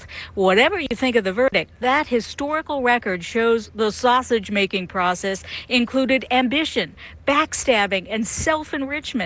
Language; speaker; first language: English; native; English